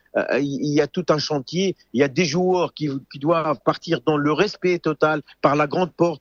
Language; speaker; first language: French; non-native, local second language; Arabic